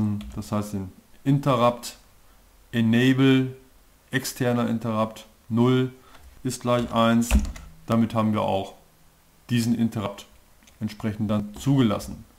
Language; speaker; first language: German; native; German